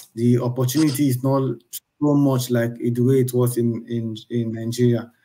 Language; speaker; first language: English; non-native, local second language; Igbo